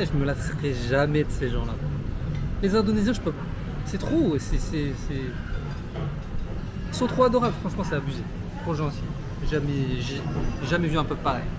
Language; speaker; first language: French; native; French